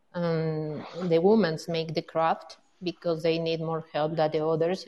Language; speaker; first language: English; non-native, learner; Spanish